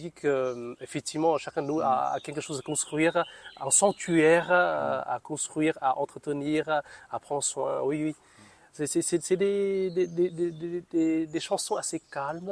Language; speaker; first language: French; non-native, fluent; Vietnamese